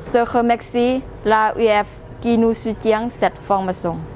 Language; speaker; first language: French; non-native, fluent; Lao